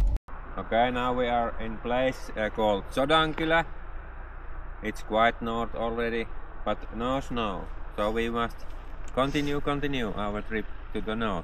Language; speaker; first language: English; non-native, learner; Finnish